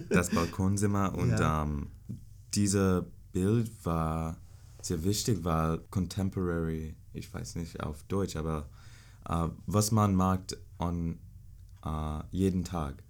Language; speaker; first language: German; non-native, learner; English